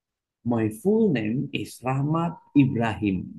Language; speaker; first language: English; non-native, learner; Indonesian